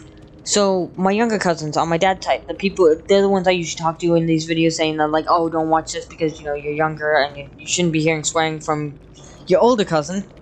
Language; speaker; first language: English; native; English